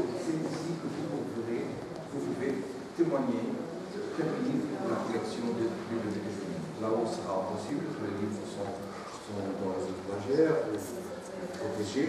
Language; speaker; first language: French; non-native, fluent; Portuguese